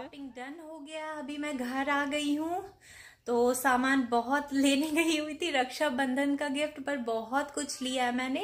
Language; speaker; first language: Hindi; native; Hindi